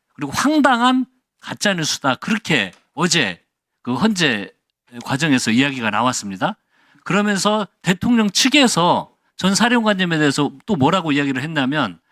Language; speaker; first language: Korean; native; Korean